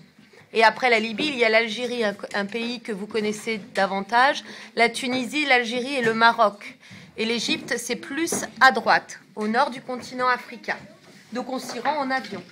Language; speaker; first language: French; native; French